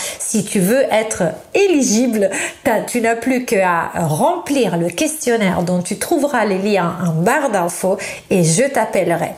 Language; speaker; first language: French; non-native, fluent; Italian